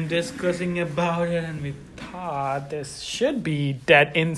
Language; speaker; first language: English; non-native, local second language; Telugu